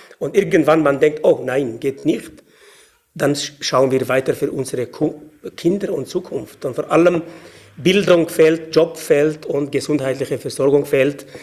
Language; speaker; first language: German; non-native, fluent; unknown